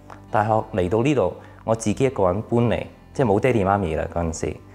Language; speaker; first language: Cantonese; early bilingual, heritage; Cantonese